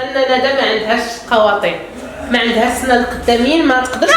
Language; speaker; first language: Arabic; native; Arabic